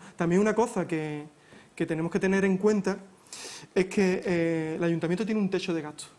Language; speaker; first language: Spanish; native; Spanish